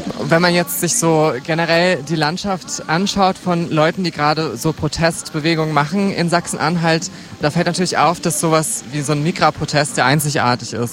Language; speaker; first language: German; native; German